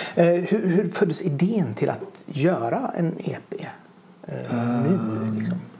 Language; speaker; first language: Swedish; native; Swedish